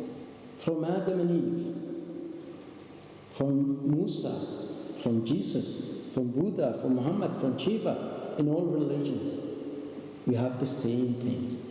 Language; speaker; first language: English; non-native, learner; Arabic